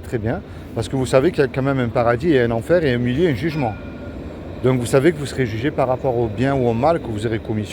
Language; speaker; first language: French; native; French